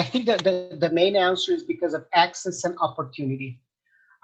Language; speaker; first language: English; non-native, fluent; Portuguese